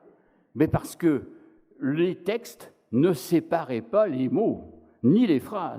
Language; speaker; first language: French; native; French